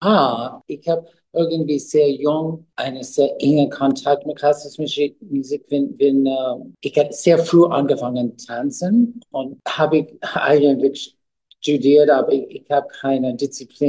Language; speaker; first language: German; non-native, learner; English